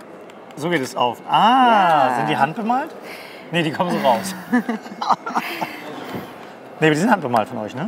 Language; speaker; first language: German; native; German